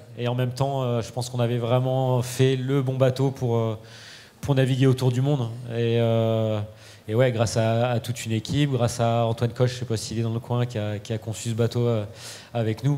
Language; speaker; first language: French; native; French